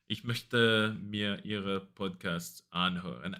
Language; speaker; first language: German; non-native, learner; English